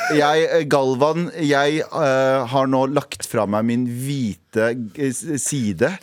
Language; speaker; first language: Norwegian; early bilingual, other home language; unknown